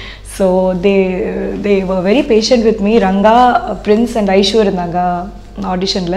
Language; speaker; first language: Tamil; non-native, fluent; Odia